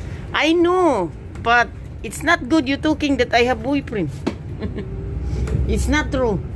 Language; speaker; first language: English; non-native, learner; Cebuano